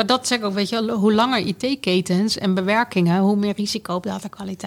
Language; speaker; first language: Dutch; native; Dutch